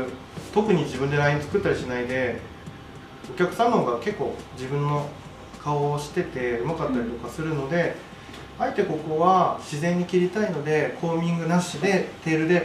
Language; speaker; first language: Japanese; native; Japanese